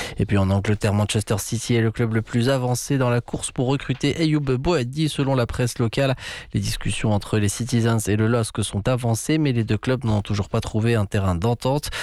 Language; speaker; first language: French; non-native, local second language; Arabic